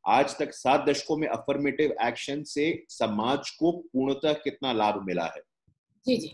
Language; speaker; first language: Hindi; native; Hindi